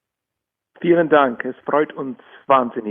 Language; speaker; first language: German; non-native, fluent; Czech